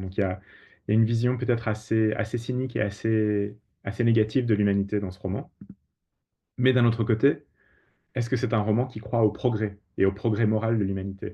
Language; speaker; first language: French; native; French